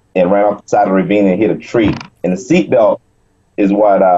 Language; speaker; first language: English; native; English